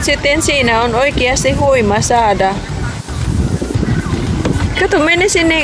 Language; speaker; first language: Finnish; non-native, fluent; Filipino